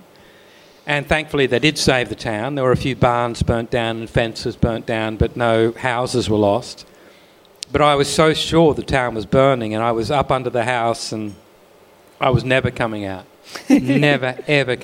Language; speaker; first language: English; native; English